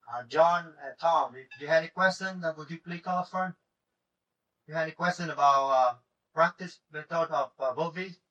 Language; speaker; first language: English; non-native, learner; Vietnamese